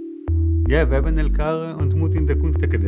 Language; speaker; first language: Dutch; non-native, learner; Hebrew